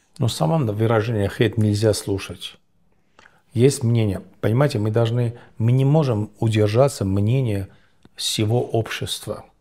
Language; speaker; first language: Russian; non-native, local second language; Georgian